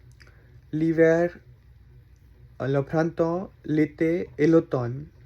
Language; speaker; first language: French; non-native, learner; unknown